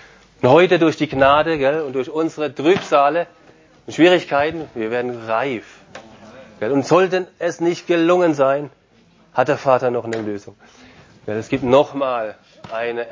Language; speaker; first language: German; non-native, fluent; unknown